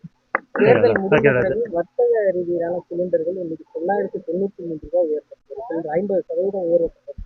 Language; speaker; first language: Tamil; native; Tamil